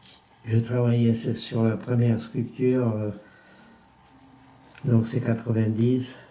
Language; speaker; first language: French; non-native, fluent; Czech